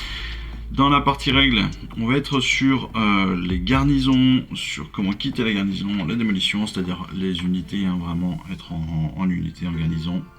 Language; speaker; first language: French; native; French